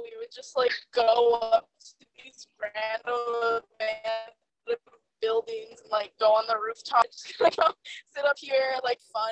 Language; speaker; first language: English; native; English